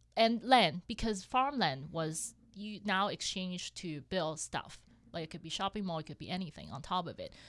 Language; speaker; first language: English; non-native, local second language; Cantonese